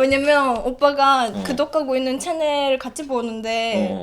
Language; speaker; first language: Korean; non-native, learner; Japanese